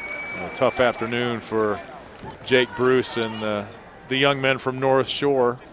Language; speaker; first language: English; native; English